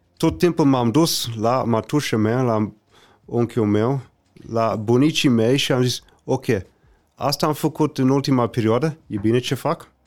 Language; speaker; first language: Romanian; non-native, fluent; English